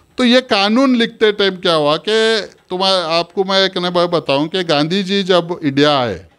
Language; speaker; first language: Hindi; non-native, local second language; Urdu